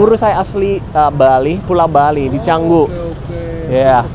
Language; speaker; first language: Indonesian; non-native, learner; English